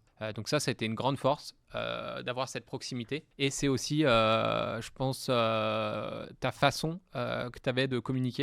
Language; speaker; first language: French; native; French